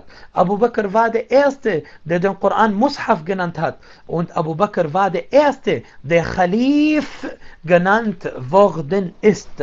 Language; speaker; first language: German; non-native, fluent; Arabic